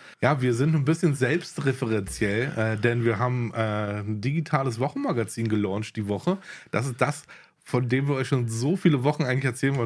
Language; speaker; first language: German; native; German